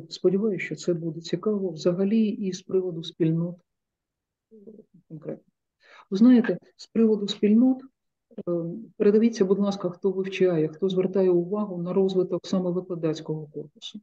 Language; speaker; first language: Ukrainian; native; Ukrainian